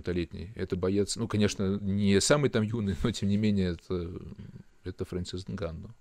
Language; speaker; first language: Russian; native; Russian